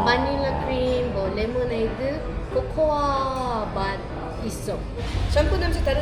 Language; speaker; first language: Korean; non-native, fluent; Spanish